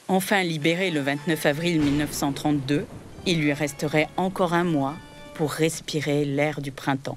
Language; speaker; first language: French; native; French